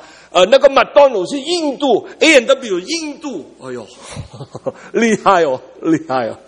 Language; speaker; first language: Chinese; early bilingual, heritage; Cantonese